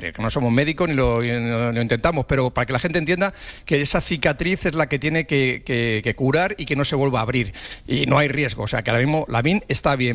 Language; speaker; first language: Spanish; native; Spanish